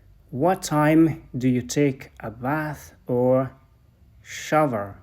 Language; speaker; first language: English; non-native, fluent; Persian